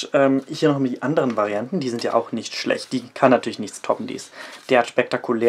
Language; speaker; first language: German; native; German